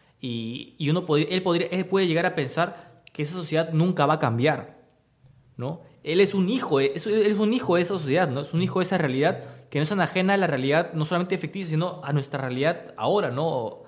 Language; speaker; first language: Spanish; native; Spanish